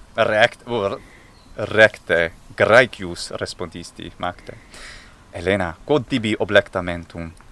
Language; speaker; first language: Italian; non-native, fluent; English